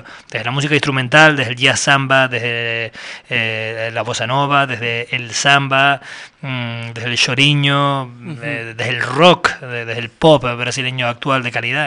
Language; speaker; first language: Spanish; native; Spanish